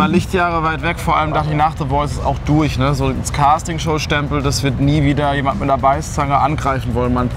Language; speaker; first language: German; native; German